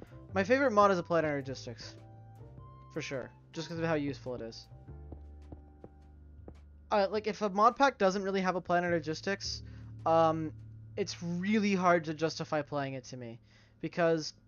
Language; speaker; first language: English; native; English